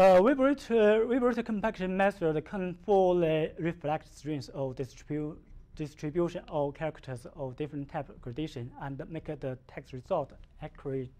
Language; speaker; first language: English; non-native, learner; Chinese